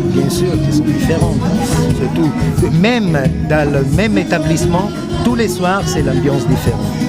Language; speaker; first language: French; non-native, fluent; Italian